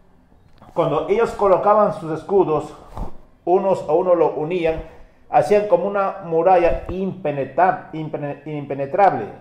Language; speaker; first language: Spanish; native; Spanish